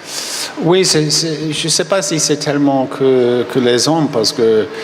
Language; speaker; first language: French; non-native, fluent; English